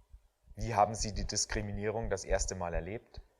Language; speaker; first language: German; native; German